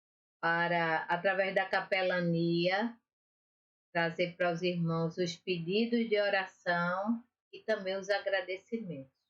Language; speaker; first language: Portuguese; native; Portuguese